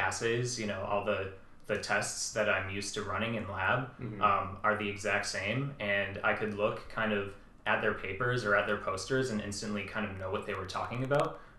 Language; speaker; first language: English; native; English